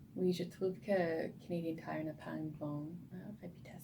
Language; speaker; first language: French; non-native, learner; English